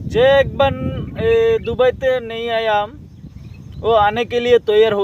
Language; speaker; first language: Hindi; non-native, learner; Bangla